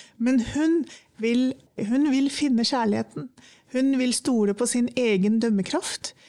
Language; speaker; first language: Norwegian; early bilingual, other home language; Urdu